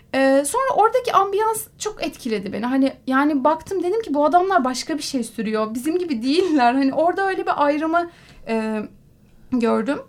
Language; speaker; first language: Turkish; native; Turkish